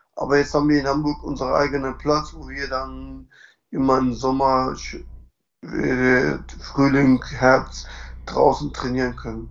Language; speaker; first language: German; non-native, fluent; Turkish